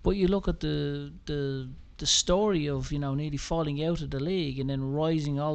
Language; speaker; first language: English; native; English